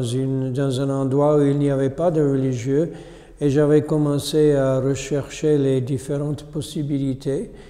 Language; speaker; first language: French; non-native, fluent; English